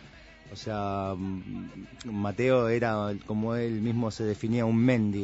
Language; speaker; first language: Spanish; native; Spanish